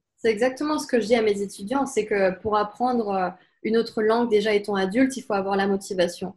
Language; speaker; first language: French; native; French